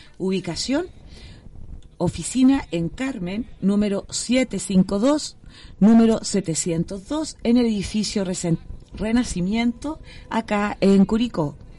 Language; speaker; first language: Spanish; native; Spanish